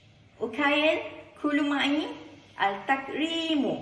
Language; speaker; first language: Arabic; non-native, learner; Malay